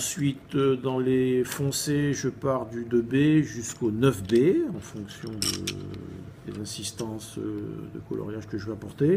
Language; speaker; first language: French; native; French